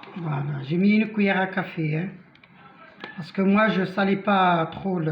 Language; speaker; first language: French; non-native, local second language; Arabic